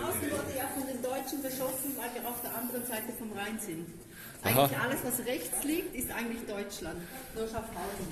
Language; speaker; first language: German; native; German